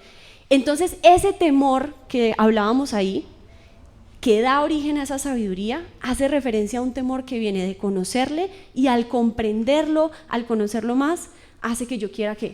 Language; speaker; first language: Spanish; native; Spanish